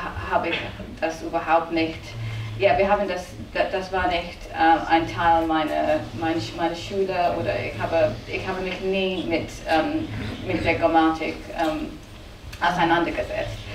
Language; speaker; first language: German; non-native, fluent; English